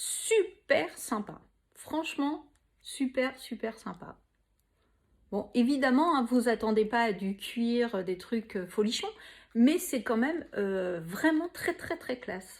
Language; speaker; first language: French; native; French